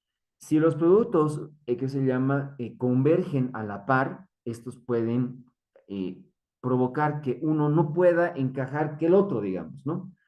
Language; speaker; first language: Spanish; native; Spanish